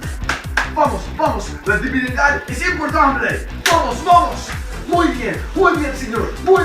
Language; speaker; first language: Spanish; non-native, learner; English